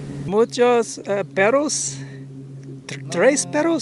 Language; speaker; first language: Spanish; non-native, learner; English